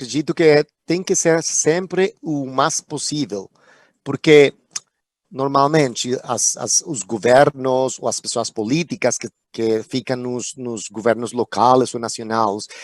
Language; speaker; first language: Portuguese; non-native, fluent; Spanish